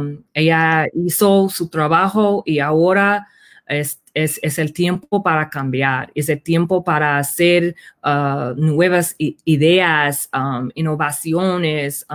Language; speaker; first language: Spanish; early bilingual, heritage; Spanish